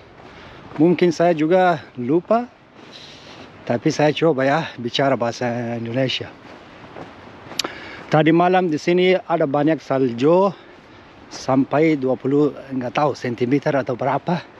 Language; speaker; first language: Indonesian; non-native, fluent; Persian